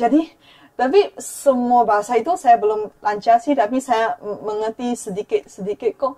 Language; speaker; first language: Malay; non-native, fluent; Chinese